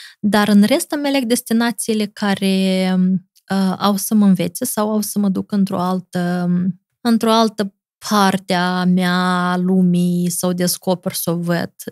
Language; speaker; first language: Romanian; native; Romanian